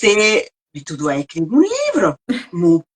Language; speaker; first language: French; non-native, learner; Spanish